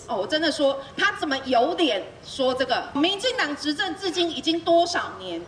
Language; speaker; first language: Chinese; native; Chinese